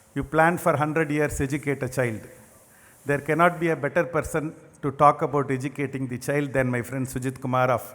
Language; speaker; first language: English; non-native, local second language; Tamil